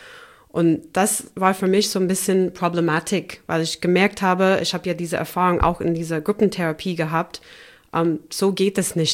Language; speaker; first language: German; non-native, fluent; English